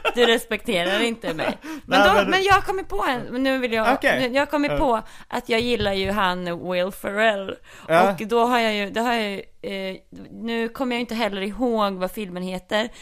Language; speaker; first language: Swedish; native; Swedish